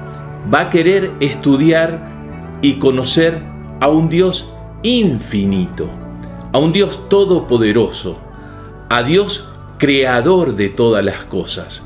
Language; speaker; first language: Spanish; native; Spanish